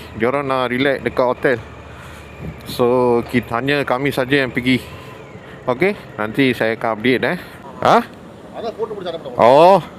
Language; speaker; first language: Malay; non-native, local second language; Tamil